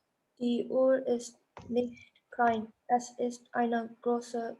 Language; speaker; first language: German; non-native, learner; Indonesian